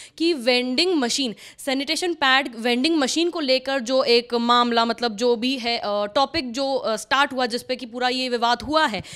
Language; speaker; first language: Hindi; native; Hindi